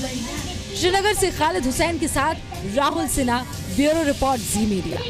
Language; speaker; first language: Hindi; native; Hindi